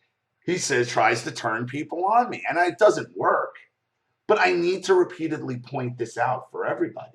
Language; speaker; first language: English; native; English